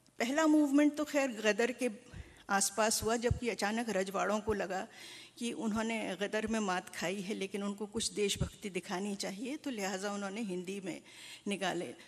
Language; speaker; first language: Hindi; native; Hindi